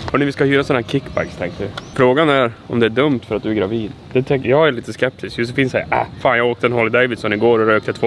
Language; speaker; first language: Swedish; native; Swedish